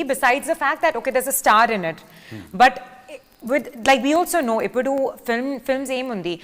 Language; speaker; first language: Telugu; non-native, learner; Punjabi